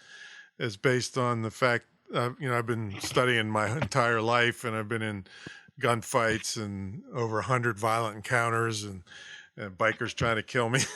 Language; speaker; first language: English; native; English